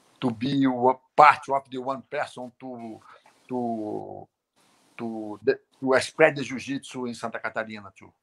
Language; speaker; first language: English; non-native, learner; Portuguese